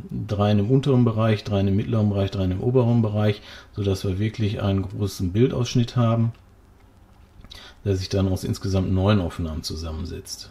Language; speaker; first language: German; native; German